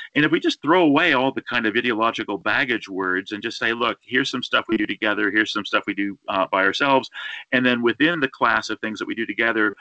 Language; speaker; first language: English; native; English